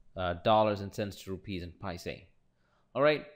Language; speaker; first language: English; non-native, local second language; Malayalam